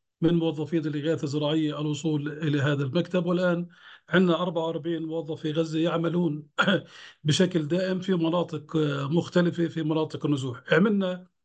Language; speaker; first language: Arabic; native; Arabic